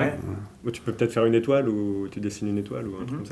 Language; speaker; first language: French; native; French